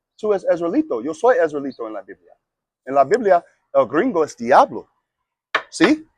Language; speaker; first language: Spanish; non-native, learner; English